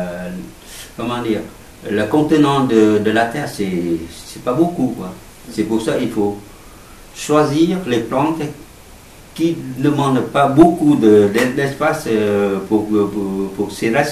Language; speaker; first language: French; non-native, learner; Vietnamese